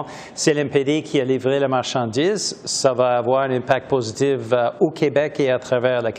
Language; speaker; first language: French; native; French